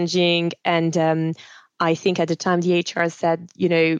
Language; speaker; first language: English; non-native, fluent; French